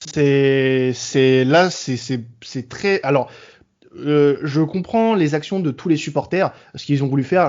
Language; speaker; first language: French; native; French